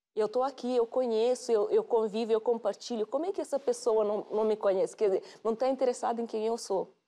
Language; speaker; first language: Portuguese; non-native, local second language; Upper Guinea Crioulo